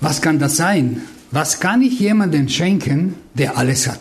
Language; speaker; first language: German; non-native, fluent; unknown